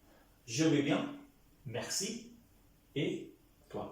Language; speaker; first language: French; non-native, fluent; Hindi